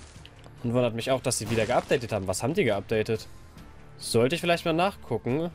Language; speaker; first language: German; native; German